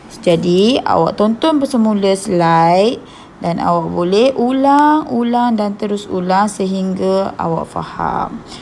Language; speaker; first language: Malay; native; Malay